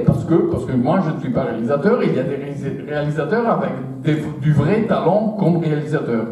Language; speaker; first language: French; non-native, fluent; Italian